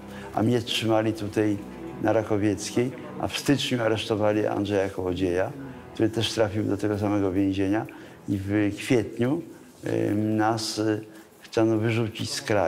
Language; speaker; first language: Polish; native; Polish